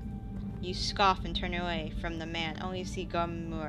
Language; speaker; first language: English; native; English